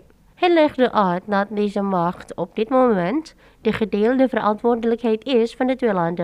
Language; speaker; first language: Dutch; non-native, fluent; Indonesian